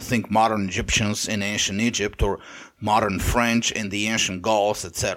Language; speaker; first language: English; non-native, fluent; Bulgarian